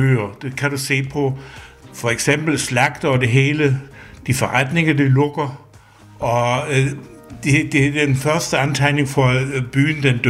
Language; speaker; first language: Danish; non-native, fluent; German